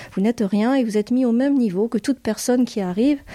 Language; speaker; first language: French; native; French